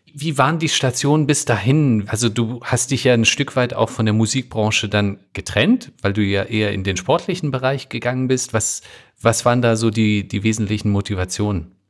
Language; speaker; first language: German; native; German